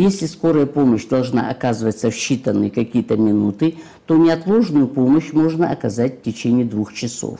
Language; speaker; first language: Russian; native; Russian